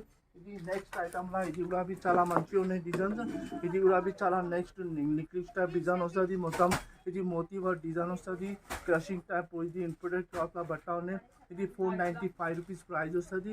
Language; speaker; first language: Telugu; non-native, local second language; Hindi